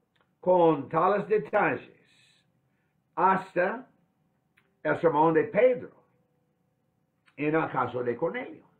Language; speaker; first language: Spanish; non-native, fluent; English